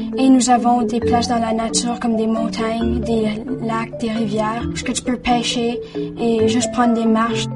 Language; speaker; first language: French; native; French